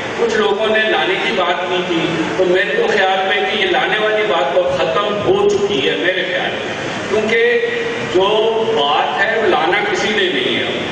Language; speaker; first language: Urdu; native; Urdu